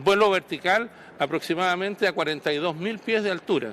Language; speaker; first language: Spanish; native; Spanish